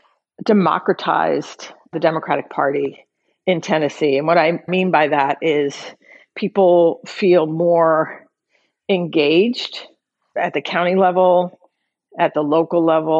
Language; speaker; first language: English; native; English